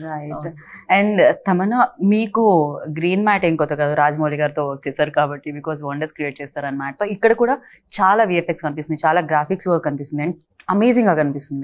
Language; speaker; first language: Telugu; native; Telugu